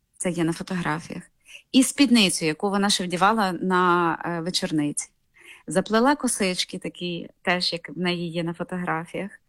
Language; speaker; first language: Ukrainian; native; Ukrainian